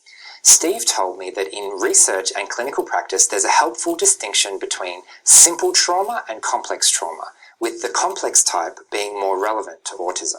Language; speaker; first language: English; native; English